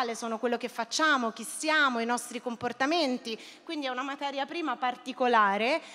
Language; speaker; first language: Italian; native; Italian